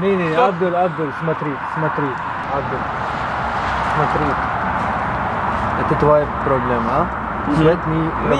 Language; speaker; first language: Russian; non-native, learner; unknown